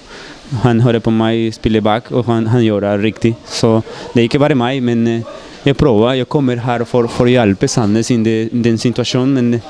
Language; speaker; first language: Norwegian; non-native, learner; Spanish